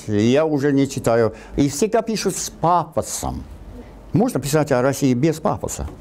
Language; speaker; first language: Russian; non-native, fluent; English